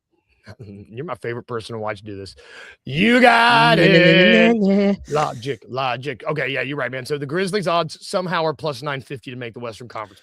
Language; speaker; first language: English; native; English